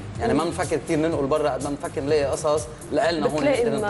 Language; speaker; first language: Arabic; native; Arabic